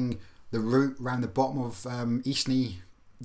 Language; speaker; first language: English; native; English